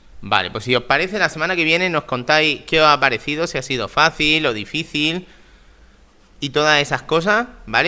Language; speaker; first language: Spanish; native; Spanish